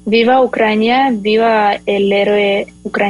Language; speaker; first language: Spanish; non-native, fluent; Ukrainian